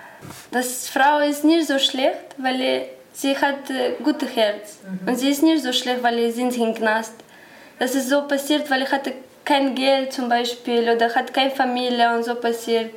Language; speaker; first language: German; non-native, learner; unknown